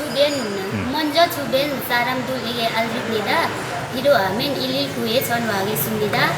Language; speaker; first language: Korean; non-native, learner; Nepali